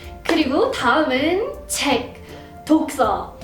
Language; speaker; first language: Korean; non-native, fluent; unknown